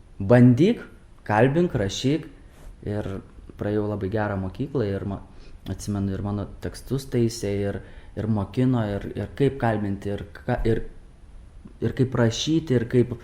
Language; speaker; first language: Lithuanian; native; Lithuanian